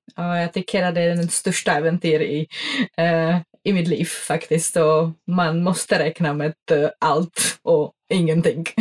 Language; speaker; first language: Swedish; non-native, fluent; Czech